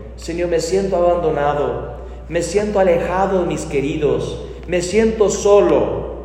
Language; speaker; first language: Spanish; non-native, fluent; English